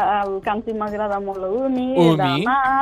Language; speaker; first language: Catalan; non-native, learner; Japanese